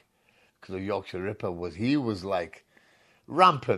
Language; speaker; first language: English; non-native, local second language; Punjabi